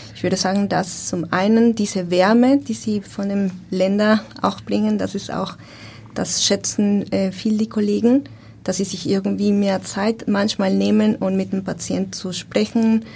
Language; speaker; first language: German; non-native, learner; Spanish